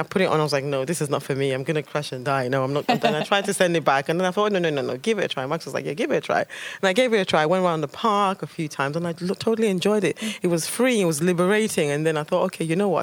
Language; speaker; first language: English; non-native, local second language; Ibibio